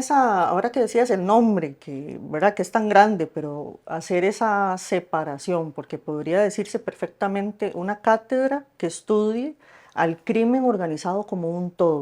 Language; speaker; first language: Spanish; native; Spanish